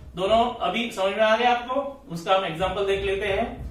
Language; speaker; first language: Hindi; non-native, local second language; Marathi